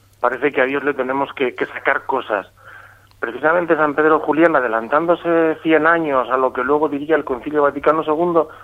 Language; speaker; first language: Spanish; native; Spanish